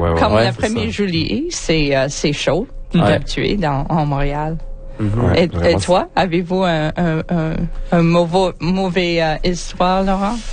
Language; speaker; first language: French; non-native, fluent; English